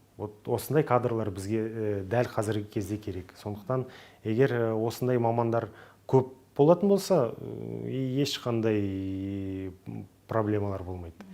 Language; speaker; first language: Kazakh; non-native, local second language; Russian